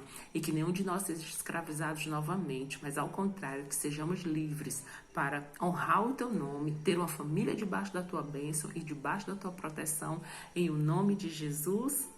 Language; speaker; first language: Portuguese; native; Portuguese